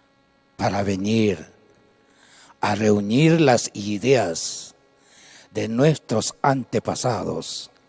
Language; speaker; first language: Spanish; non-native, local second language; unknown